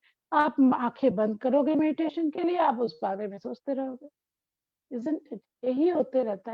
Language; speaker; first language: Hindi; non-native, local second language; Bangla